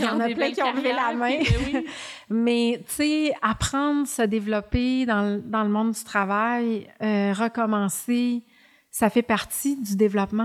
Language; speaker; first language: French; native; French